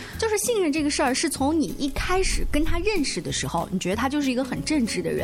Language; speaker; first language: Chinese; native; Chinese